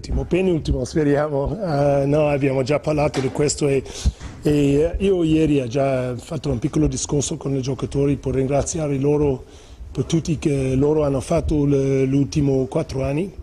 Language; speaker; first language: Italian; non-native, fluent; English